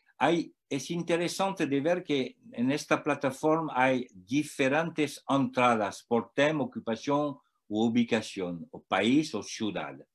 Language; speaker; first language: Spanish; non-native, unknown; French